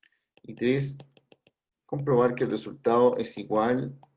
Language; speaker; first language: Spanish; native; Spanish